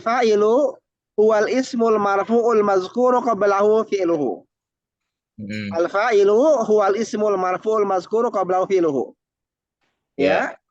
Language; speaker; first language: Arabic; non-native, fluent; Indonesian